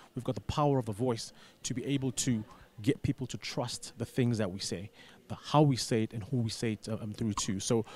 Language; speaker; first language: English; non-native, local second language; Xhosa